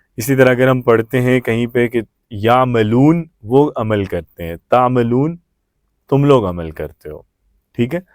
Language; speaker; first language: Urdu; native; Urdu